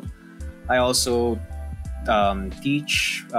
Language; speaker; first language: English; non-native, local second language; Filipino